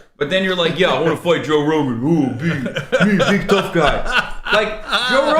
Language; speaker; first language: English; native; English